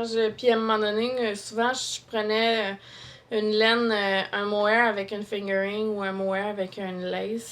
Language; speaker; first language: French; native; French